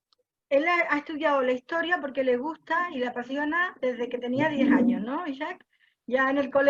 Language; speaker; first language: Spanish; native; Spanish